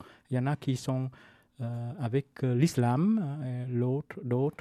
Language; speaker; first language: French; non-native, fluent; Vietnamese